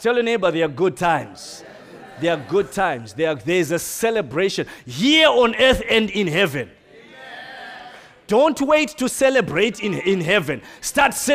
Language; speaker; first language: English; non-native, local second language; Shona